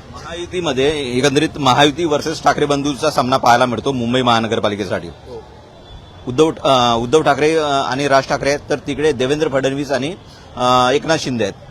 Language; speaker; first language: Marathi; native; Marathi